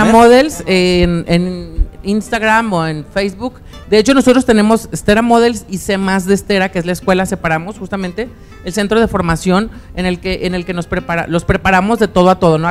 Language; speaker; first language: Spanish; native; Spanish